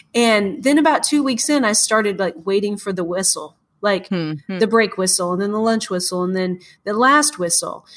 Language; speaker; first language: English; native; English